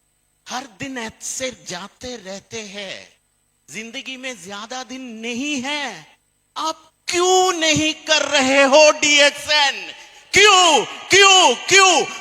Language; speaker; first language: Hindi; non-native, local second language; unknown